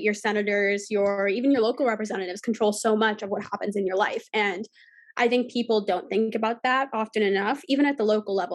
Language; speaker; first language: English; native; English